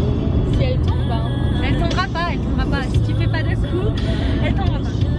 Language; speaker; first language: French; native; French